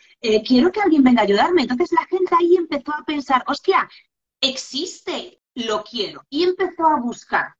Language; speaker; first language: Spanish; non-native, fluent; Polish